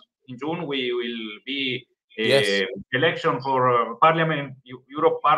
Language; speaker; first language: English; non-native, learner; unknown